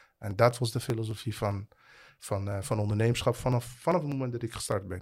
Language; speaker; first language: Dutch; non-native, fluent; Arabic